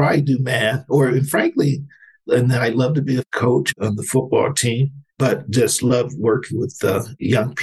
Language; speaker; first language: English; native; English